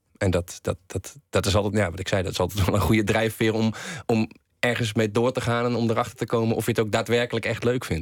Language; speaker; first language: Dutch; native; Dutch